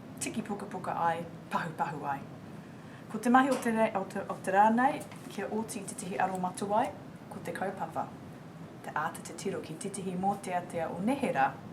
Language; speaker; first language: Māori; non-native, local second language; English